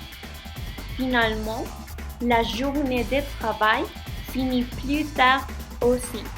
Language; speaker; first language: French; non-native, learner; Spanish